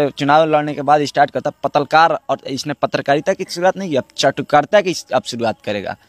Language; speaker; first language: Hindi; native; Hindi